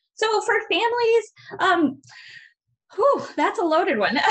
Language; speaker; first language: English; native; English